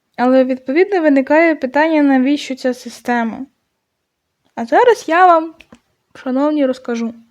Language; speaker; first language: Ukrainian; non-native, local second language; Russian